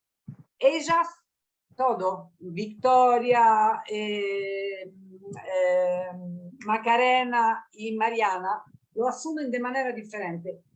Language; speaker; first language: Spanish; non-native, learner; Italian